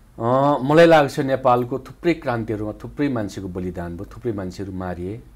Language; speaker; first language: Nepali; non-native, local second language; Dangaura Tharu